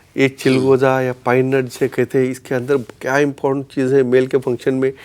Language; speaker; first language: Hindi; non-native, local second language; Marathi